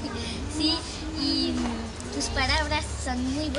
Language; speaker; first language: Spanish; non-native, learner; French